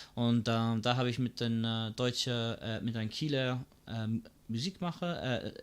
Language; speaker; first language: German; non-native, fluent; English